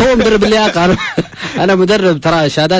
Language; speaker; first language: Arabic; native; Arabic